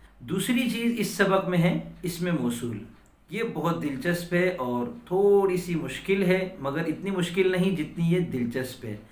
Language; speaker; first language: Urdu; native; Urdu